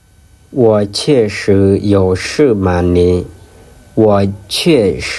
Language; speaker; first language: Chinese; non-native, fluent; Lao